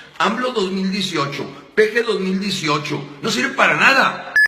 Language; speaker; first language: Spanish; native; Spanish